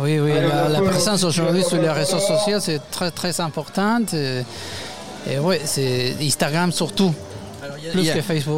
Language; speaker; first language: French; non-native, learner; Spanish